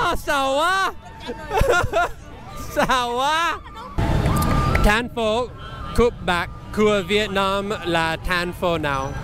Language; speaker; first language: Vietnamese; non-native, learner; English